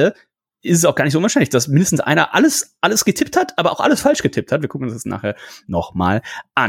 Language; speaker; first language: German; native; German